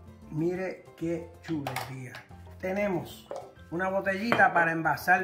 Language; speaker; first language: Spanish; early bilingual, heritage; Spanish